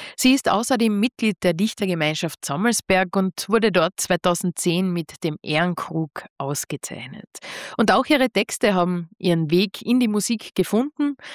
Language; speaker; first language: German; native; German